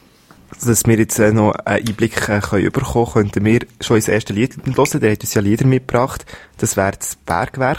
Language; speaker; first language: German; native; German